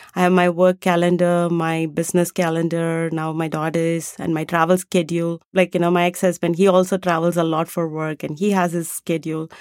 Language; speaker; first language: English; non-native, local second language; Tamil